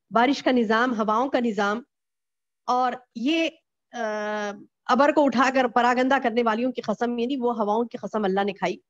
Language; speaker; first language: Hindi; native; Hindi